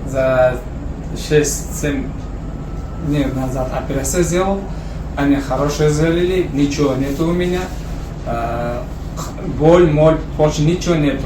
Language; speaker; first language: Russian; non-native, learner; Tajik